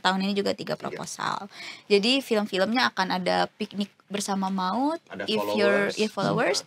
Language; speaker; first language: Indonesian; native; Indonesian